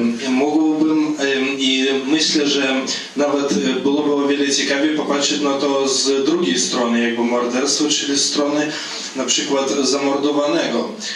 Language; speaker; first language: Polish; non-native, fluent; Belarusian